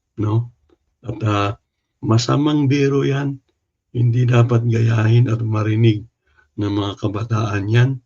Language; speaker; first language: Filipino; non-native, local second language; Cebuano